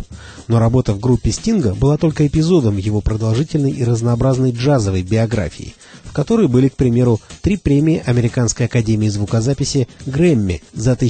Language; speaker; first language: Russian; native; Russian